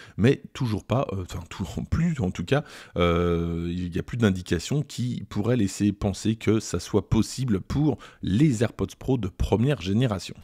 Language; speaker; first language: French; native; French